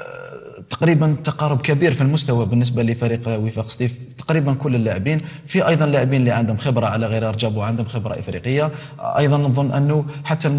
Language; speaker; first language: Arabic; native; Arabic